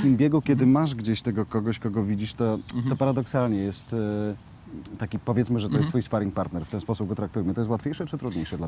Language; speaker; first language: Polish; native; Polish